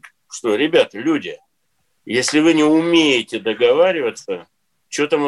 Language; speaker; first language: Russian; native; Russian